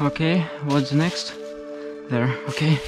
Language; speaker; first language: English; non-native, learner; Russian